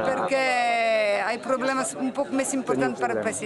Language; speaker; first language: Catalan; non-native, learner; French